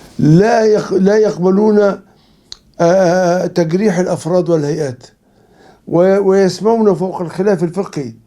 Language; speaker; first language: Arabic; native; Arabic